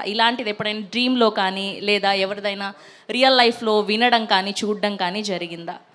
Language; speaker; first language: Telugu; native; Telugu